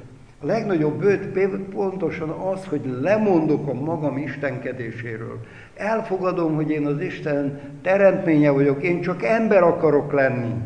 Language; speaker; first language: Hungarian; native; Hungarian